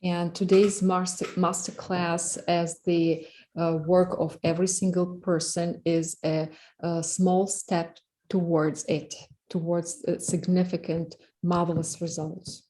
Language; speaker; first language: English; non-native, fluent; Russian